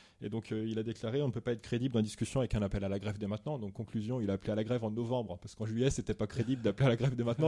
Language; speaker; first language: French; native; French